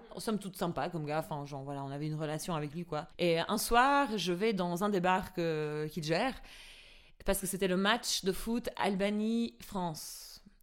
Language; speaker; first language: French; non-native, fluent; Albanian